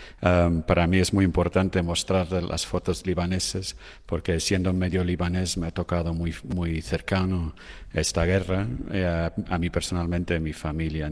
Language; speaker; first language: Spanish; non-native, fluent; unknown